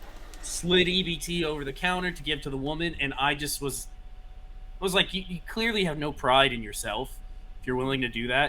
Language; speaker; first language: English; native; English